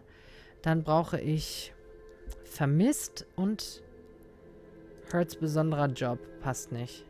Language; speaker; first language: German; native; German